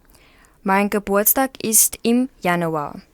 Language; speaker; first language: German; non-native, learner; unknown